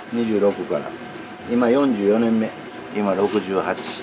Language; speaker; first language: Japanese; native; Japanese